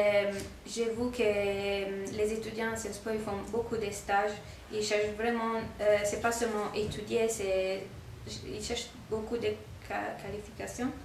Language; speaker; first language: French; non-native, fluent; Italian